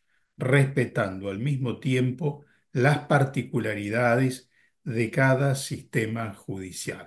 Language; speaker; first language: Spanish; native; Spanish